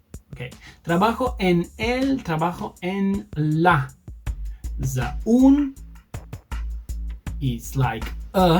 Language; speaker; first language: Spanish; non-native, fluent; English